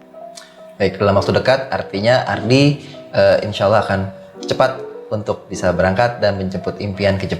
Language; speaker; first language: Indonesian; native; Indonesian